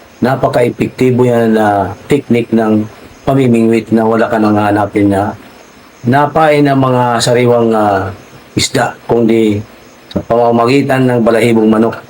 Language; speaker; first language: Filipino; non-native, local second language; Cebuano